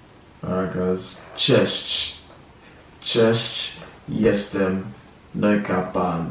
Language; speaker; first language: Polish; non-native, learner; English